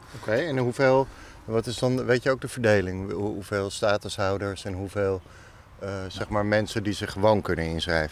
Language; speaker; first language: Dutch; native; Dutch